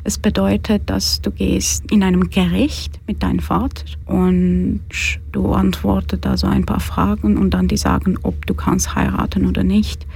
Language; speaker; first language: German; non-native, fluent; Persian